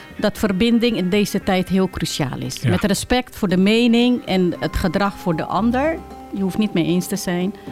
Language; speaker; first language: Dutch; early bilingual, other home language; Caribbean Hindustani